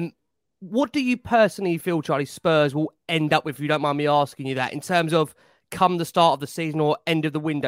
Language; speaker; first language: English; native; English